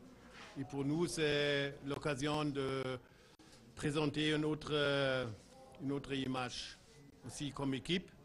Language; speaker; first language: French; non-native, fluent; German